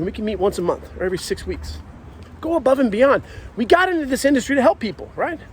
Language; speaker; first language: English; native; English